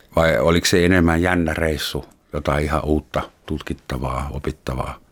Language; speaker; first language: Finnish; non-native, fluent; German